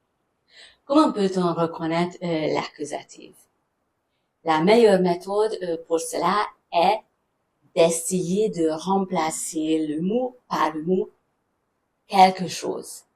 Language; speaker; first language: French; non-native, fluent; German